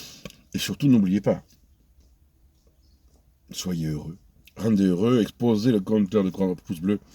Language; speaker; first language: French; native; French